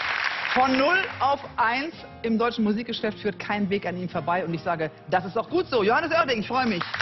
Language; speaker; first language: German; native; German